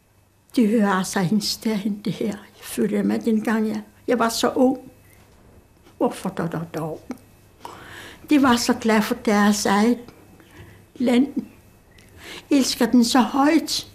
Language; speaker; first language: Danish; non-native, local second language; Kalaallisut